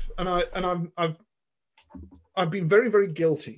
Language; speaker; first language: English; native; English